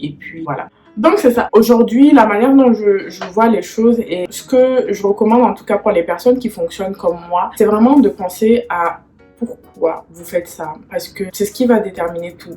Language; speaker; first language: French; native; French